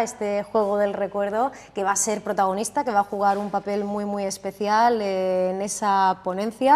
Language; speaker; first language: Spanish; native; Spanish